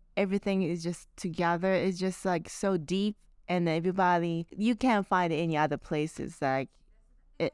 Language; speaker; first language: English; non-native, fluent; Japanese